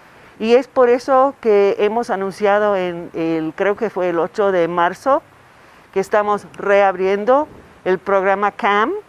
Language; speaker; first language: Spanish; non-native, fluent; English